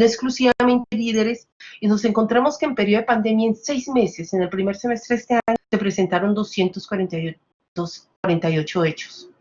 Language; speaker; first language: Spanish; native; Spanish